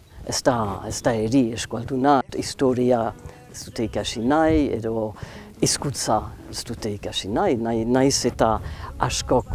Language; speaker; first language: Basque; non-native, local second language; English